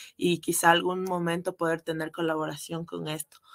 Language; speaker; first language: Spanish; native; Spanish